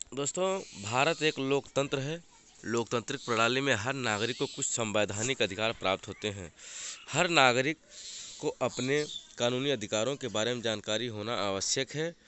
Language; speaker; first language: Hindi; native; Hindi